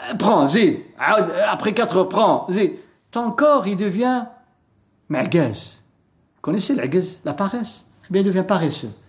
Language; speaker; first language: French; non-native, local second language; Arabic